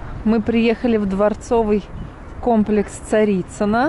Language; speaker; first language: Russian; native; Russian